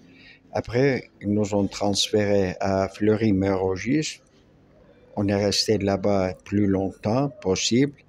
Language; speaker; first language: French; non-native, local second language; Armenian